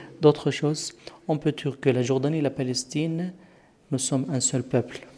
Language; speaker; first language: French; non-native, fluent; Arabic